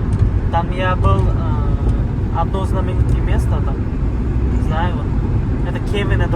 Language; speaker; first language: Russian; non-native, learner; Uzbek